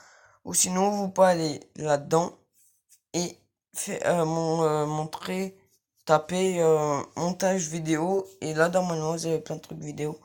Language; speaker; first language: French; native; French